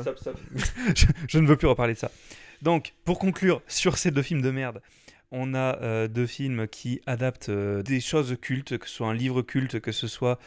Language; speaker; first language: French; native; French